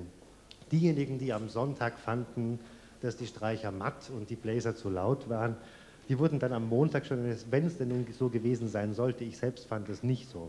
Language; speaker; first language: German; native; German